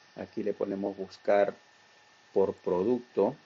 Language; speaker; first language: Spanish; native; Spanish